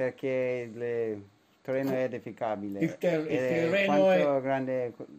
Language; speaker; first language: Italian; non-native, learner; English